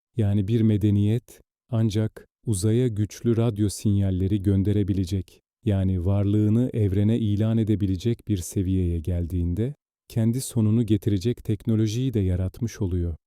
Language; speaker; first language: Turkish; native; Turkish